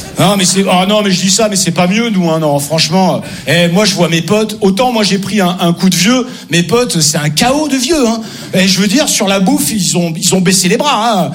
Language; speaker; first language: French; native; French